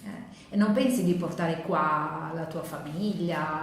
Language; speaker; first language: Italian; native; Italian